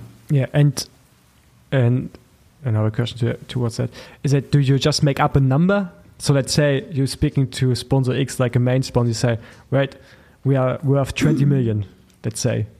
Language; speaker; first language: English; non-native, fluent; German